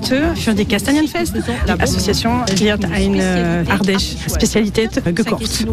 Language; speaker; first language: German; non-native, learner; French